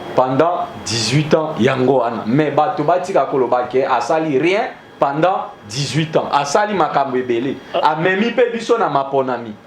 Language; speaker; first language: Lingala; non-native, local second language; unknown